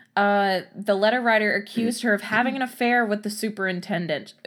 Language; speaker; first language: English; native; English